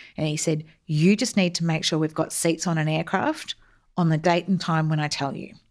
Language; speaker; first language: English; native; English